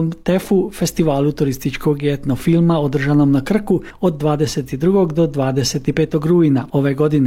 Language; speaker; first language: Croatian; native; Croatian